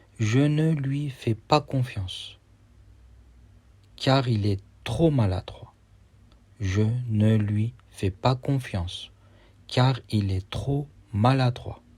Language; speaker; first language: French; non-native, fluent; Turkish